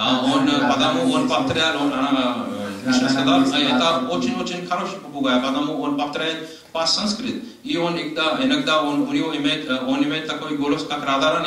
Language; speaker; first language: Russian; non-native, learner; Hindi